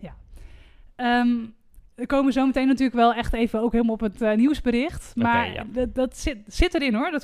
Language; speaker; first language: Dutch; native; Dutch